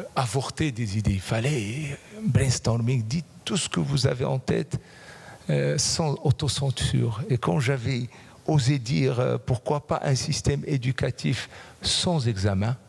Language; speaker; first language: French; non-native, local second language; Arabic